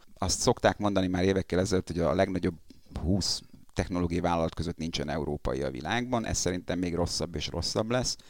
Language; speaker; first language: Hungarian; native; Hungarian